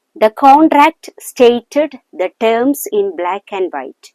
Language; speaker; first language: English; non-native, local second language; Malayalam